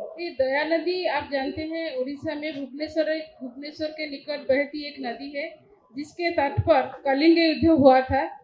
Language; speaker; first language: Hindi; non-native, local second language; Odia